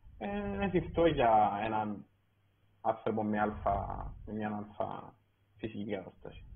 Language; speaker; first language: Greek; native; Greek